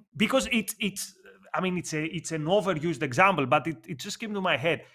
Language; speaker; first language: English; non-native, fluent; Greek